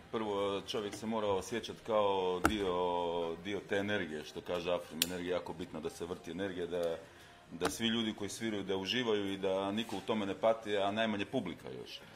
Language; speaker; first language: Croatian; native; Croatian